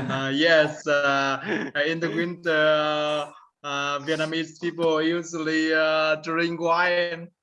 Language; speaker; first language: English; non-native, learner; Vietnamese